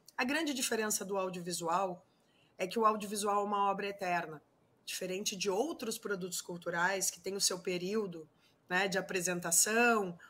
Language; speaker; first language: Portuguese; non-native, fluent; Spanish